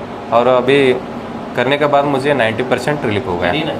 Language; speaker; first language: Hindi; non-native, local second language; Kannada